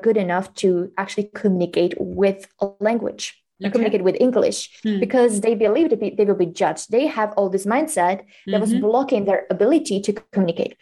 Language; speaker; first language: English; non-native, fluent; Slovak